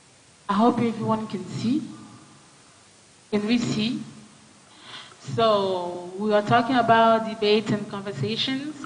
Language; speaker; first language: English; non-native, fluent; French